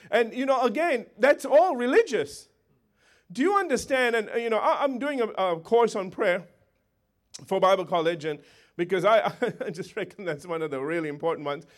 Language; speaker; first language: English; native; English